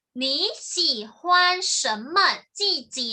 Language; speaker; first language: Chinese; non-native, fluent; Thai